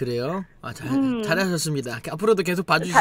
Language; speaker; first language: Korean; native; Korean